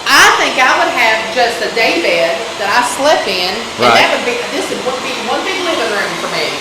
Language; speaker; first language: English; native; English